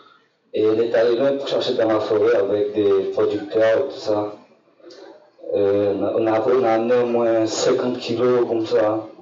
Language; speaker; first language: French; non-native, local second language; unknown